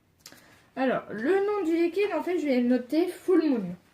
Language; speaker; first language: French; native; French